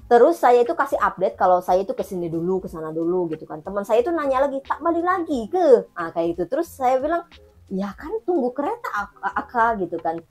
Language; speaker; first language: Indonesian; native; Indonesian